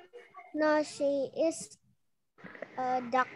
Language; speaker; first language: English; non-native, learner; Indonesian